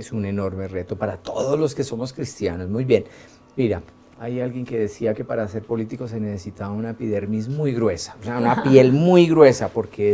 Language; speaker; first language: Spanish; native; Spanish